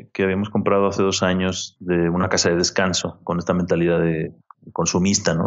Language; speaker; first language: Spanish; native; Spanish